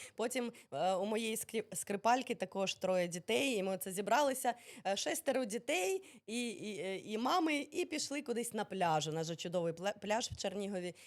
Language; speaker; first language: Ukrainian; early bilingual, other home language; Russian